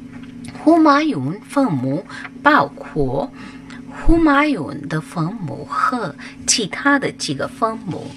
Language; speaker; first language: Chinese; non-native, learner; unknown